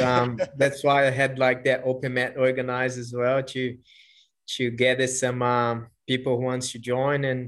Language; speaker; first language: English; non-native, fluent; Portuguese